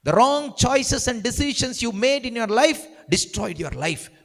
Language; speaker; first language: English; non-native, local second language; Kannada